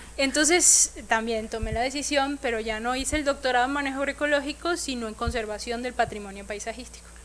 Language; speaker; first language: Spanish; native; Spanish